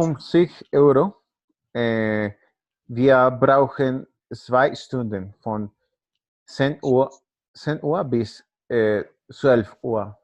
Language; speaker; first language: German; non-native, learner; Spanish